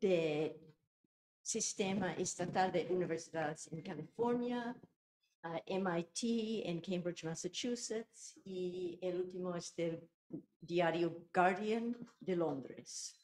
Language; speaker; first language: Spanish; non-native, fluent; English